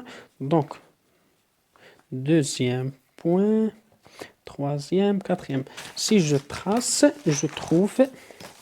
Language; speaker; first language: French; non-native, local second language; Arabic